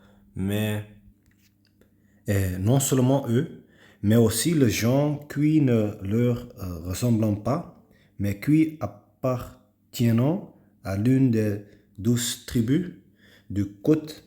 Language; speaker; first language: French; non-native, learner; English